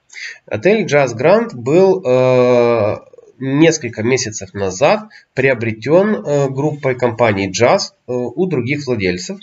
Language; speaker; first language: Russian; native; Russian